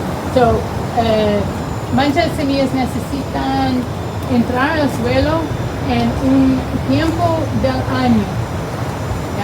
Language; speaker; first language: Spanish; non-native, learner; English